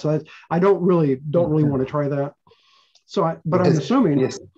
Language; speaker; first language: English; native; English